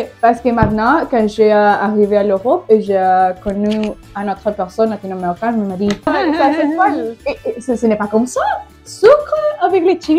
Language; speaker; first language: French; non-native, learner; Spanish